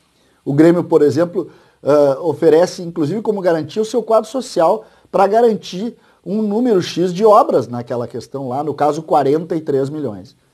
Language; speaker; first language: Portuguese; native; Portuguese